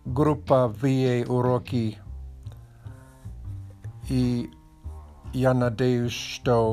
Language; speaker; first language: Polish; non-native, learner; English